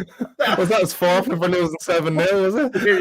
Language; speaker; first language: English; native; English